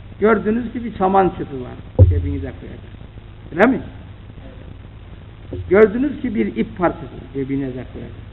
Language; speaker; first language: Turkish; native; Turkish